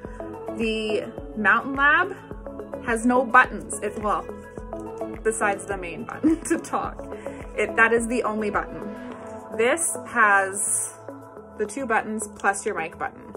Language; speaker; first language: English; native; English